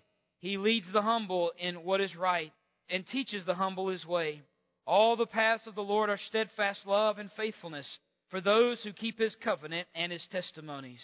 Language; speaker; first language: English; native; English